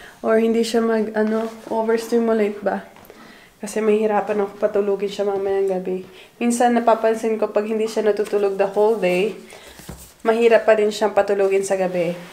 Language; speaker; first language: Filipino; native; Filipino